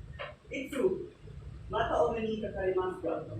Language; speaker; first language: Japanese; non-native, learner; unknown